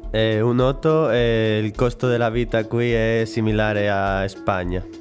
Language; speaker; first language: Italian; non-native, learner; Spanish